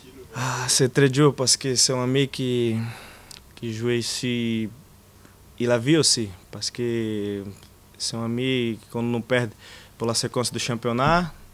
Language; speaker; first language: French; non-native, learner; Portuguese